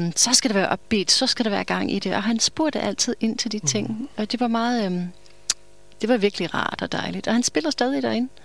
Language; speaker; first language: Danish; non-native, fluent; English